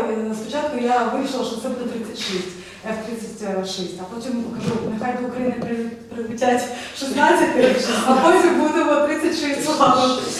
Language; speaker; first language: Ukrainian; non-native, local second language; Russian